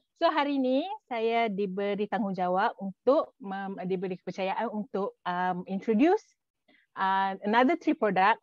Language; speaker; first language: Malay; native; Malay